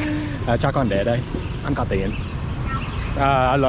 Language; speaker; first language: Vietnamese; non-native, learner; English